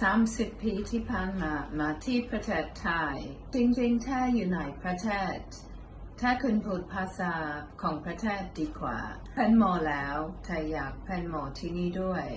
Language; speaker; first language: Thai; non-native, learner; English